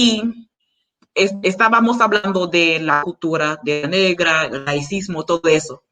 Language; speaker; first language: Spanish; non-native, learner; English